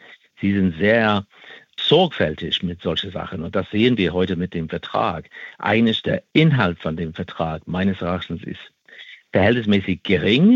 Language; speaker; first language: German; non-native, fluent; English